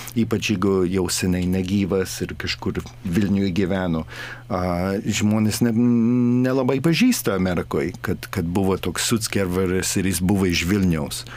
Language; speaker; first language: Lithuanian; early bilingual, heritage; English